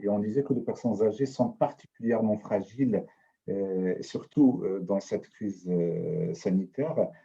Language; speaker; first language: French; non-native, local second language; Arabic